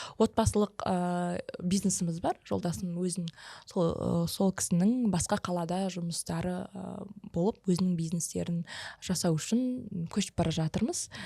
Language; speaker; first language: Kazakh; early bilingual, heritage; Kazakh